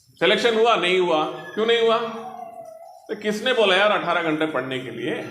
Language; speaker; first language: Hindi; non-native, local second language; Telugu